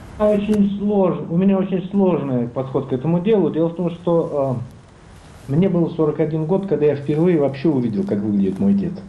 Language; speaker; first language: Russian; non-native, local second language; Kazakh